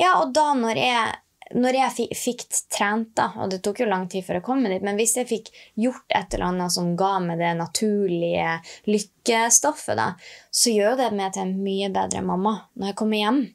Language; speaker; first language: Norwegian; native; Norwegian